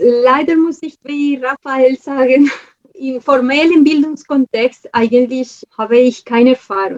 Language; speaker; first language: German; non-native, fluent; Spanish